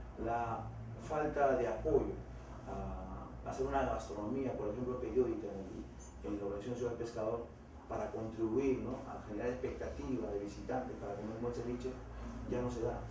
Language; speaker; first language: Spanish; native; Spanish